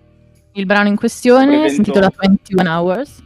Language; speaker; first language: Italian; native; Italian